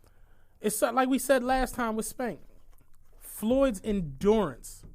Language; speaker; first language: English; native; English